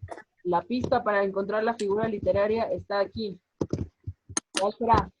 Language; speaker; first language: Spanish; native; Spanish